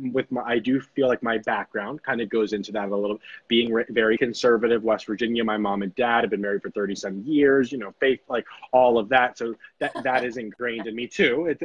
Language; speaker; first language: English; native; English